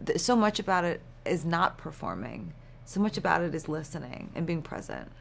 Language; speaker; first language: English; native; English